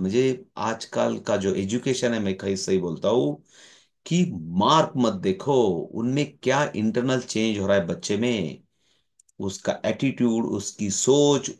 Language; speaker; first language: Hindi; non-native, local second language; Marathi